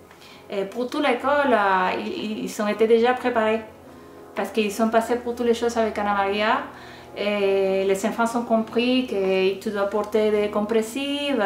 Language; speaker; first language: French; non-native, fluent; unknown